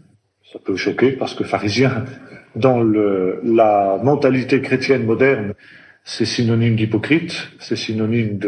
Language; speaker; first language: French; native; French